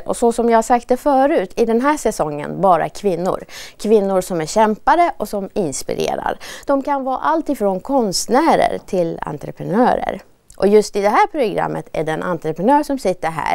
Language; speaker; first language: Swedish; native; Swedish